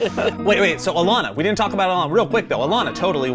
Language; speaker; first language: English; native; English